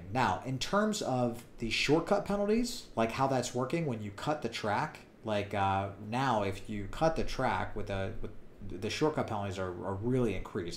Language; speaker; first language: English; native; English